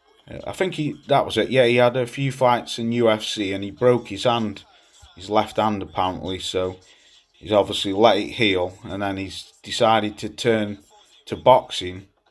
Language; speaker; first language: English; native; English